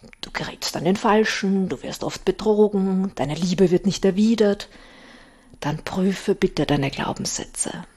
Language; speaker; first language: German; native; German